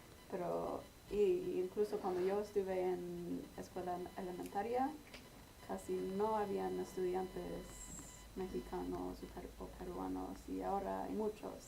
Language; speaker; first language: Spanish; non-native, fluent; English